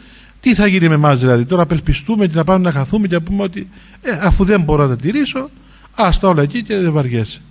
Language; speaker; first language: Greek; native; Greek